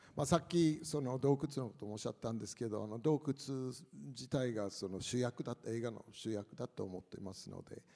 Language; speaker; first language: Japanese; non-native, fluent; English